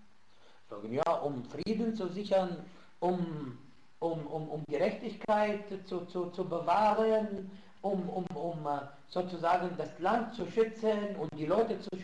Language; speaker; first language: German; non-native, fluent; Arabic